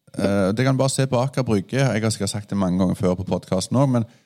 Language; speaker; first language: Norwegian; native; Norwegian